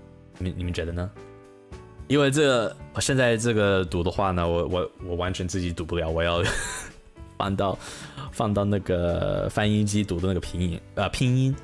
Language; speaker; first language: Chinese; non-native, learner; English